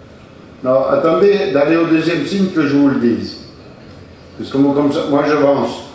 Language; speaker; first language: French; non-native, fluent; Italian